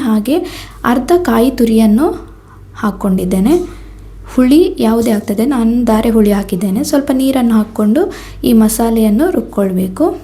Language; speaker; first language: Kannada; non-native, local second language; Konkani